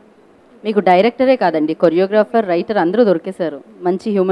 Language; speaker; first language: Telugu; native; Telugu